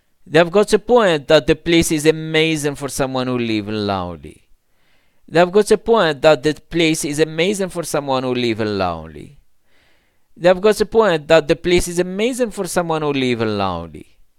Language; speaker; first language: English; non-native, learner; Arabic